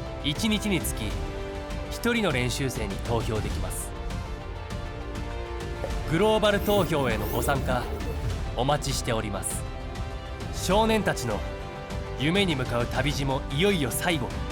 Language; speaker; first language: Japanese; native; Japanese